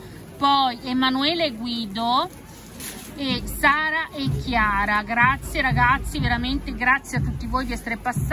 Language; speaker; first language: Italian; native; Italian